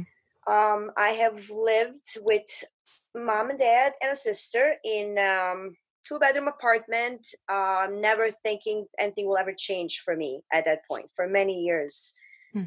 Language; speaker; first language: English; non-native, fluent; Bosnian